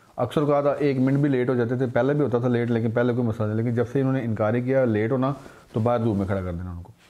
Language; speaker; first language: Urdu; native; Urdu